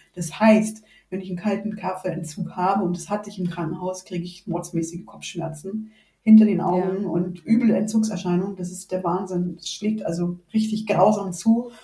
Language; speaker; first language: German; native; German